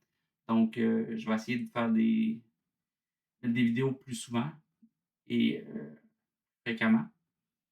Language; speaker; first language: French; native; French